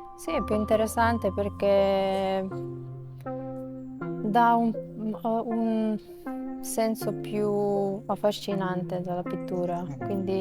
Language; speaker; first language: Italian; non-native, fluent; Macedonian